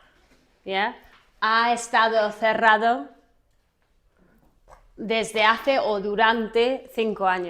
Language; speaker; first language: Spanish; non-native, fluent; English